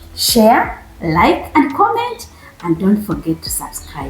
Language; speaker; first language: English; non-native, local second language; Swahili